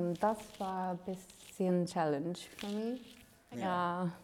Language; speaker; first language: German; non-native, learner; Korean